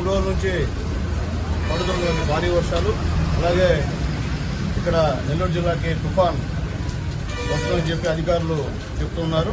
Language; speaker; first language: Telugu; native; Telugu